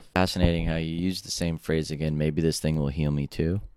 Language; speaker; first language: English; native; English